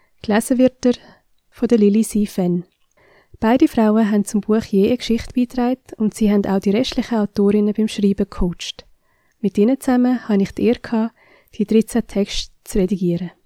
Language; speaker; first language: German; native; German